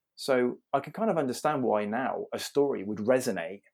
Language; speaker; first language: English; native; English